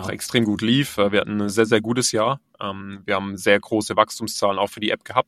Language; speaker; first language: German; native; German